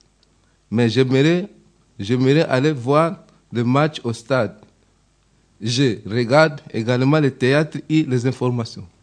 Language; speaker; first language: French; non-native, learner; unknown